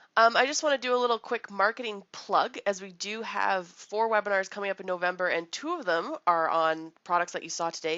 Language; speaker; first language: English; native; English